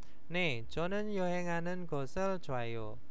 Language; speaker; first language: Korean; non-native, fluent; Indonesian